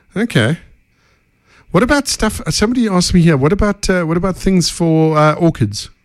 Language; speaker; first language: English; native; English